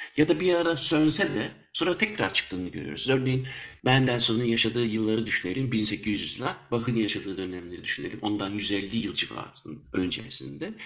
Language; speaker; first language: Turkish; early bilingual, heritage; Turkish